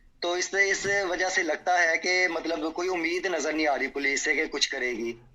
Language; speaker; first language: Urdu; non-native, local second language; Punjabi